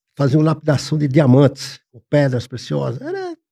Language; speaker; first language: Portuguese; non-native, fluent; English